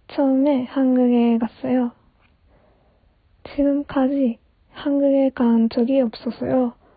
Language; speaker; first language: Korean; non-native, learner; Japanese